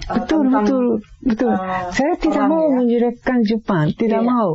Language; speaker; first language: Indonesian; non-native, fluent; Japanese